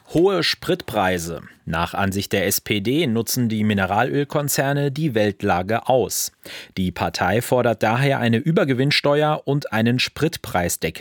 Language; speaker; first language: German; native; German